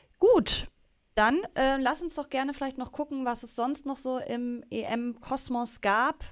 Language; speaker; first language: German; native; German